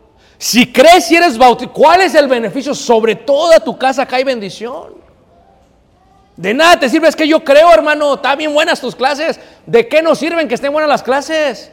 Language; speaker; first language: Spanish; native; Spanish